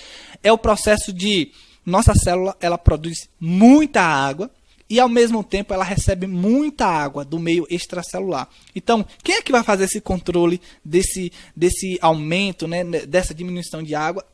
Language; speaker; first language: Portuguese; native; Portuguese